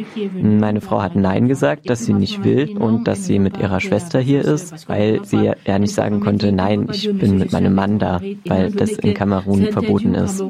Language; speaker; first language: German; non-native, fluent; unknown